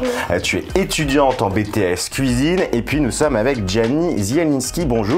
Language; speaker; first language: French; native; French